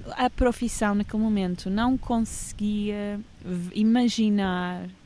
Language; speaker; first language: Portuguese; early bilingual, heritage; English